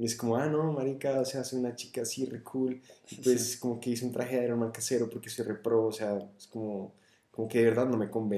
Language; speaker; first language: Spanish; native; Spanish